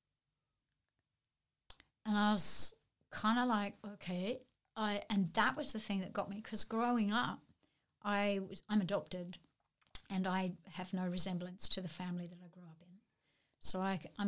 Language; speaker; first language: English; native; English